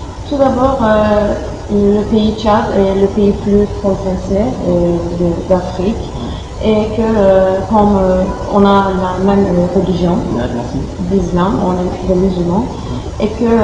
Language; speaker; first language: French; non-native, learner; Turkish